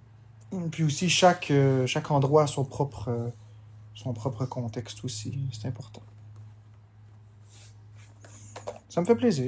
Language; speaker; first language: French; native; French